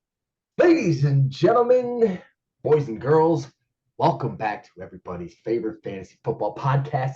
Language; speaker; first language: English; native; English